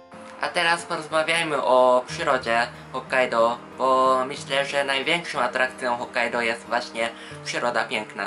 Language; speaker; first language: Polish; non-native, fluent; Japanese